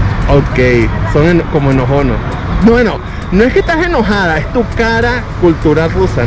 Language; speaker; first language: Spanish; native; Spanish